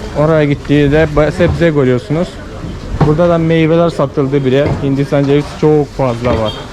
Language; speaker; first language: Turkish; non-native, fluent; Malayalam